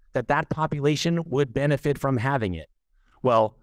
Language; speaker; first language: English; native; English